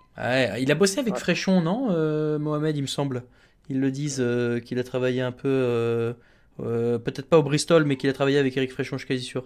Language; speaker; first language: French; native; French